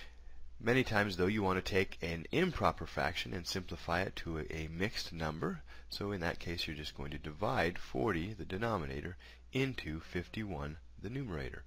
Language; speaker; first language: English; native; English